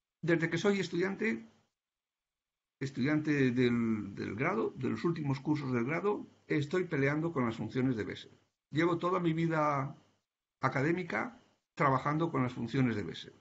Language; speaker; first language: Spanish; native; Spanish